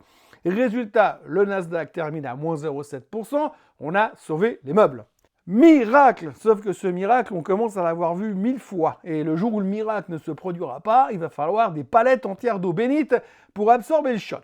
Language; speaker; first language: French; native; French